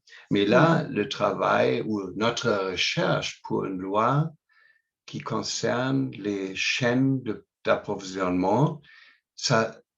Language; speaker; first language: French; non-native, fluent; English